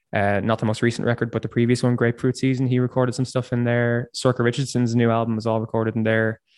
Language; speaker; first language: English; native; English